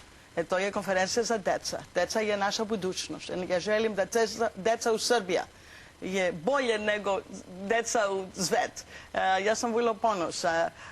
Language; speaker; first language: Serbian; non-native, learner; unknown